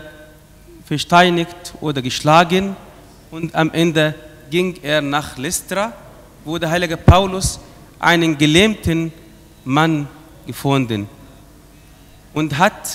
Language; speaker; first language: German; non-native, fluent; Arabic